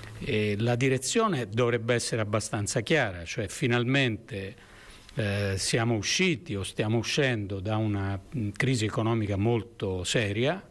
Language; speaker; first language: Italian; native; Italian